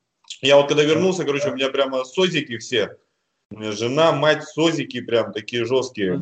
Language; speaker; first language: Russian; native; Russian